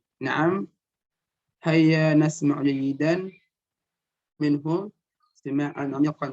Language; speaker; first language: Arabic; non-native, fluent; Indonesian